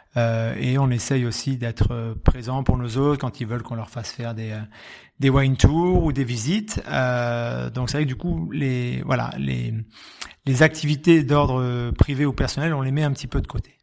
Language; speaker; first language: French; native; French